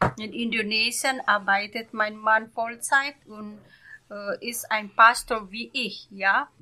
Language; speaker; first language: German; non-native, learner; Indonesian